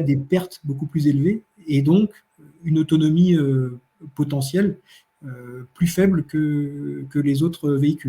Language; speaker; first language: French; native; French